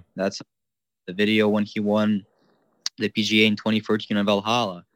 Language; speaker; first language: English; non-native, fluent; Ukrainian